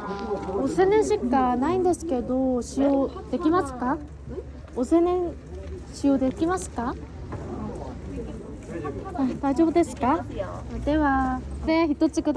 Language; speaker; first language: Japanese; non-native, learner; Korean